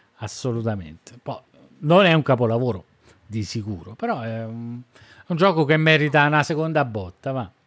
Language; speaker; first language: Italian; native; Italian